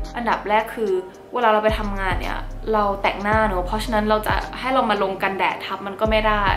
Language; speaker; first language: Thai; early bilingual, heritage; Thai